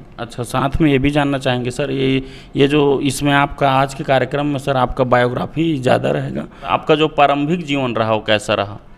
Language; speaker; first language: Hindi; native; Hindi